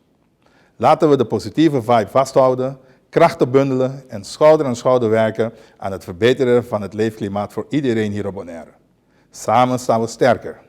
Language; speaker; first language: Dutch; non-native, local second language; Papiamento